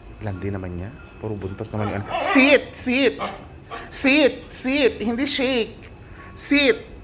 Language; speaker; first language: Filipino; non-native, local second language; Iloko